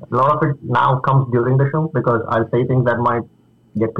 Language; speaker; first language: English; non-native, local second language; Marathi